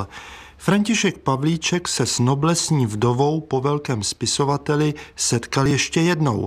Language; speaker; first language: Czech; native; Czech